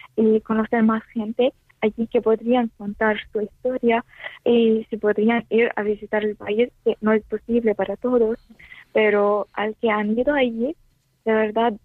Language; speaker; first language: Spanish; non-native, learner; Arabic